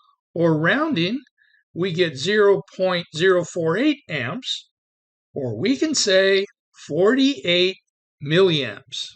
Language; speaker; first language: English; native; English